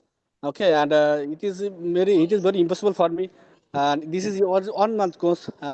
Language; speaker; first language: English; non-native, learner; Bangla